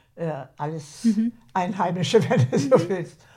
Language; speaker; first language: German; native; German